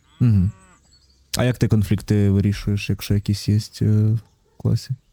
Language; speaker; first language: Ukrainian; native; Ukrainian